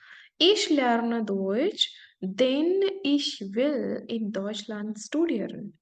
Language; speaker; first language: German; non-native, fluent; Hindi